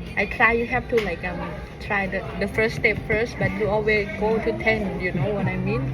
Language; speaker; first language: English; non-native, learner; Thai